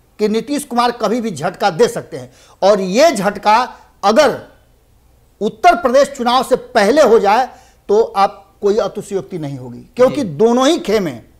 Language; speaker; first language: Hindi; native; Hindi